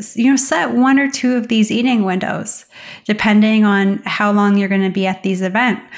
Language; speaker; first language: English; native; English